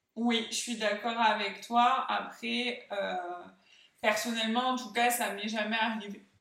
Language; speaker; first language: French; native; French